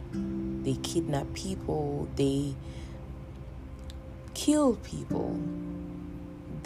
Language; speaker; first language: English; non-native, local second language; Yoruba